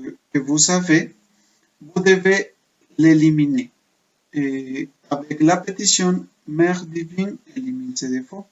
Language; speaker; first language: French; non-native, fluent; Spanish